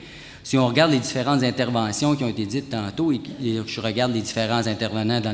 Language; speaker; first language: French; native; French